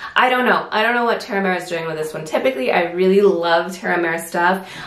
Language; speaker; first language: English; native; English